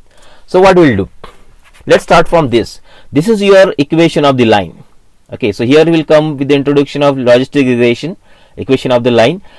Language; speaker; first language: English; non-native, local second language; Marathi